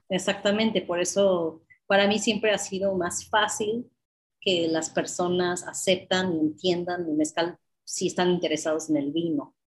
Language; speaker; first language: Spanish; non-native, fluent; English